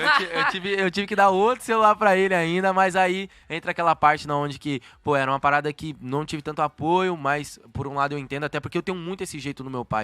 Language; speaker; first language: Portuguese; native; Portuguese